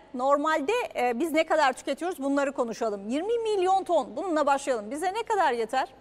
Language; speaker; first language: Turkish; native; Turkish